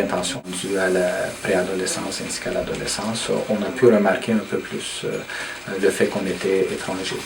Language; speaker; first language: French; early bilingual, other home language; Turkish